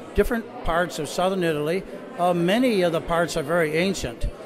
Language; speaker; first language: English; native; English